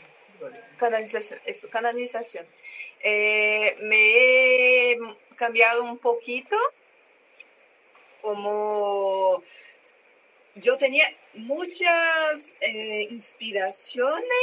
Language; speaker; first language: Spanish; non-native, learner; Portuguese